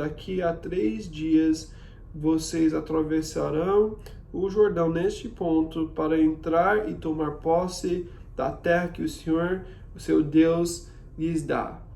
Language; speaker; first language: Portuguese; non-native, fluent; English